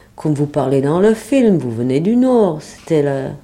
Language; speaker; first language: French; non-native, fluent; German